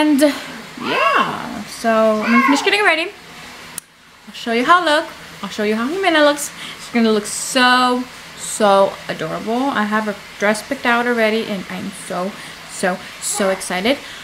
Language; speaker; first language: English; early bilingual, other home language; Spanish